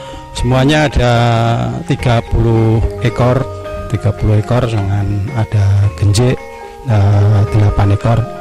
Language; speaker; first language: Indonesian; non-native, local second language; Javanese